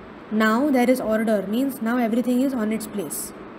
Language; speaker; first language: English; non-native, local second language; Marathi